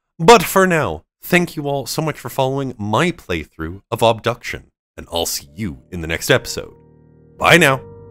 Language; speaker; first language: English; native; English